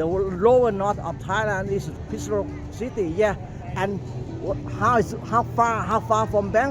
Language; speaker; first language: English; non-native, learner; Thai